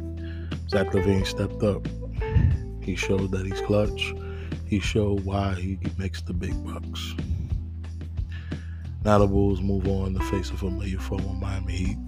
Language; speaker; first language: English; native; English